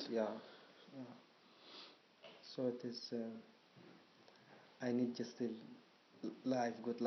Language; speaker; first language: English; non-native, learner; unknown